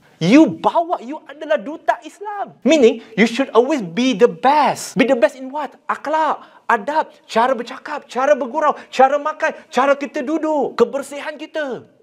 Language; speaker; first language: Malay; non-native, local second language; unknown